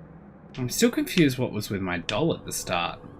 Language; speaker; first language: English; native; English